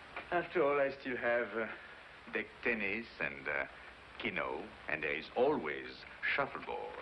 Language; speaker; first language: English; non-native, fluent; French